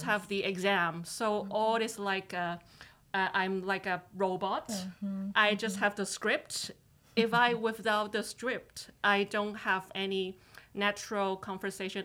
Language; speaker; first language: English; non-native, local second language; Cantonese